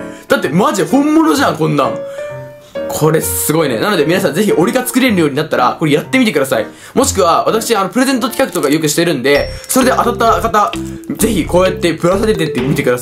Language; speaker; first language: Japanese; native; Japanese